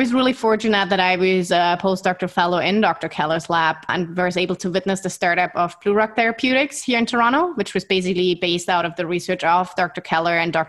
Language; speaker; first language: English; non-native, fluent; German